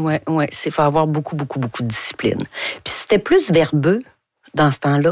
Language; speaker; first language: French; native; French